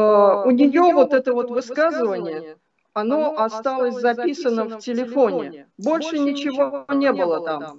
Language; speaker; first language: Russian; native; Russian